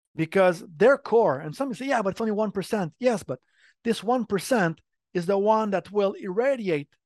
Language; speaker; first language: English; non-native, fluent; French